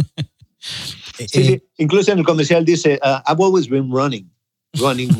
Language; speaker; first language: Spanish; native; Spanish